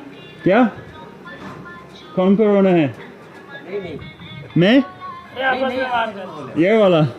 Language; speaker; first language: Hindi; non-native, learner; English